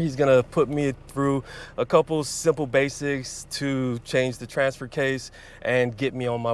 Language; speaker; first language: English; native; English